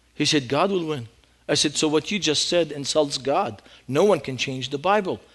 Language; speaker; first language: English; non-native, fluent; Arabic